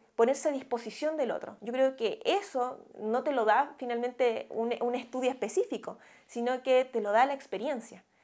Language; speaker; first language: Spanish; native; Spanish